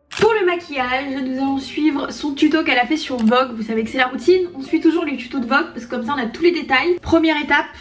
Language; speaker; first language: French; native; French